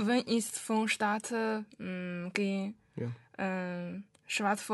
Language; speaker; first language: German; non-native, learner; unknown